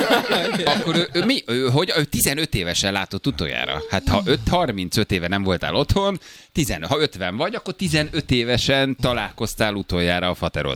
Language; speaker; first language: Hungarian; native; Hungarian